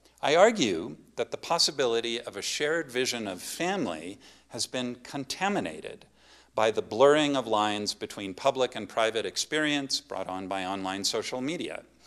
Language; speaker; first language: English; native; English